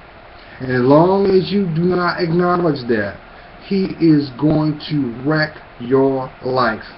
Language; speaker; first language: English; native; English